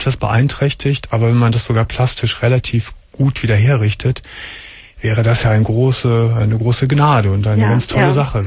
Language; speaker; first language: German; native; German